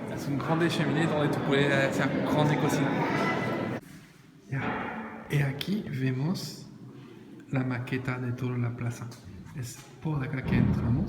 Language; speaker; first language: Spanish; non-native, learner; French